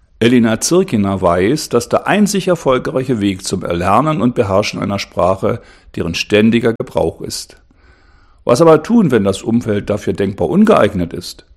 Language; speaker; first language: German; native; German